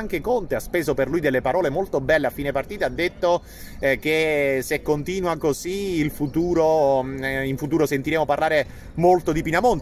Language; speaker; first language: Italian; native; Italian